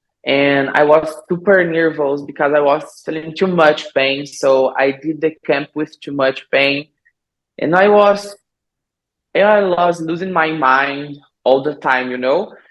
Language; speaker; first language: English; non-native, learner; Portuguese